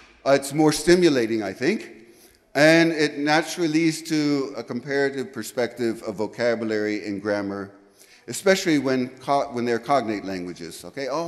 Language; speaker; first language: English; native; English